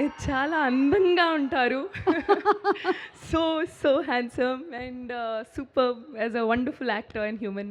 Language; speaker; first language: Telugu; non-native, learner; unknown